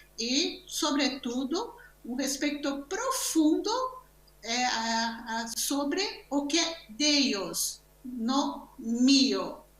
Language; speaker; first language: Spanish; non-native, learner; Portuguese